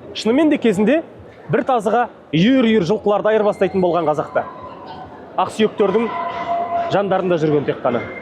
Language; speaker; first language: Kazakh; native; Kazakh